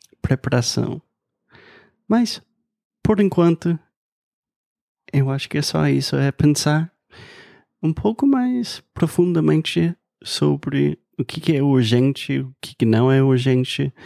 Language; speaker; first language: Portuguese; non-native, fluent; English